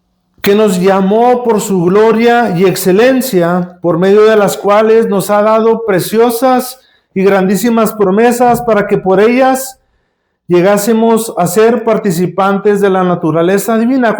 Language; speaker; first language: Spanish; native; Spanish